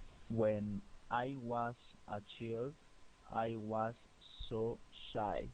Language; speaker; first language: English; non-native, learner; Spanish